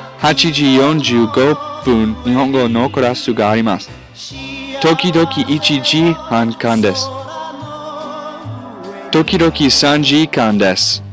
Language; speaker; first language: Japanese; non-native, learner; English